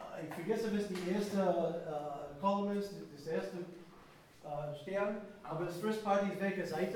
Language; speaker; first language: German; non-native, fluent; English